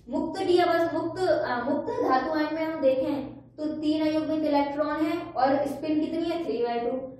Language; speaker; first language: Hindi; native; Hindi